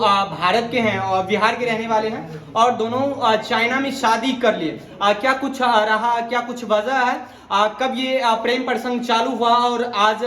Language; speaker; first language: Hindi; native; Hindi